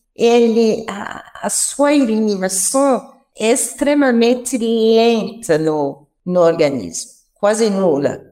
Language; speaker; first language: Portuguese; non-native, fluent; French